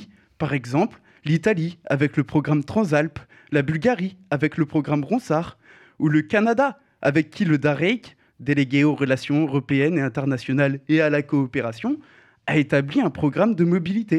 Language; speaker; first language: French; native; French